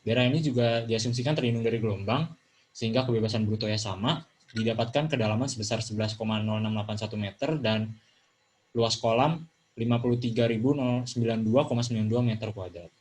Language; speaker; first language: Indonesian; native; Indonesian